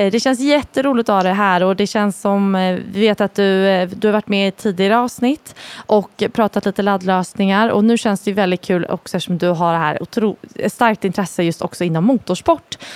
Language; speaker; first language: Swedish; native; Swedish